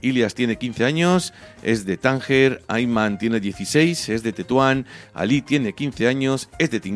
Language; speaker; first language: Spanish; native; Spanish